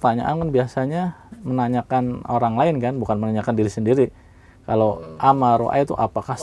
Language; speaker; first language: Indonesian; native; Indonesian